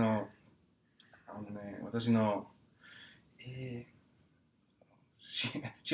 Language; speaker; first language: Japanese; non-native, learner; English